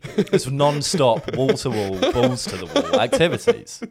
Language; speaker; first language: English; native; English